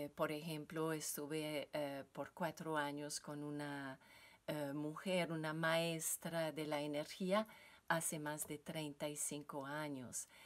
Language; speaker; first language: Spanish; non-native, fluent; French